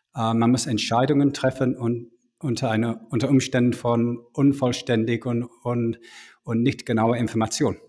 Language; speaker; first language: German; non-native, fluent; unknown